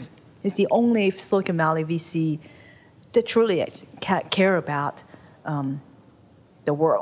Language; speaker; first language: English; non-native, local second language; Cantonese